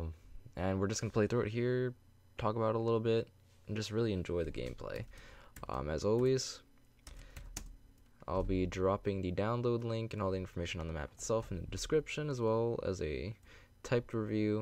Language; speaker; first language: English; native; English